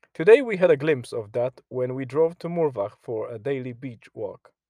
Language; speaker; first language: English; non-native, fluent; Polish